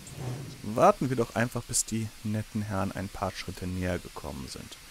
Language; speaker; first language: German; native; German